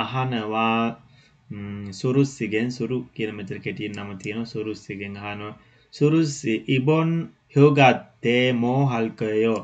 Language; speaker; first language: Korean; non-native, learner; Sinhala